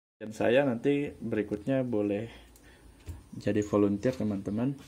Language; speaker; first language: Indonesian; native; Indonesian